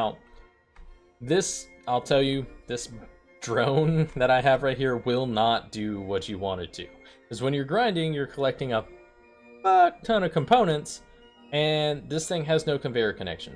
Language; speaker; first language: English; native; English